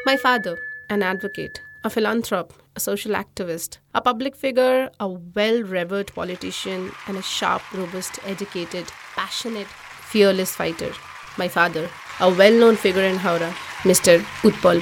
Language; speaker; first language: English; non-native, local second language; Bangla